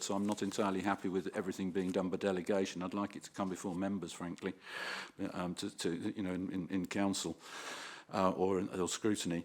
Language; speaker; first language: English; native; English